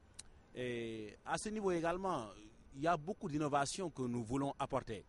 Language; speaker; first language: French; non-native, local second language; Wolof